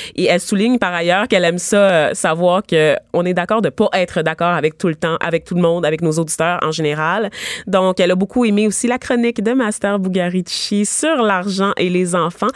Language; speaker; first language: French; native; French